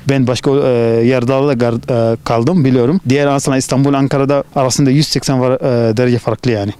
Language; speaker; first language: Turkish; non-native, fluent; Arabic